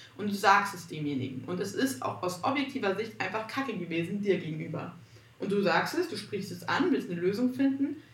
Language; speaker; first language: German; native; German